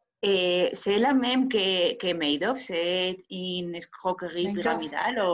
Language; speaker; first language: French; non-native, learner; Spanish